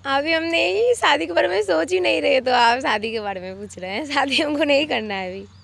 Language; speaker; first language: Hindi; non-native, local second language; Bangla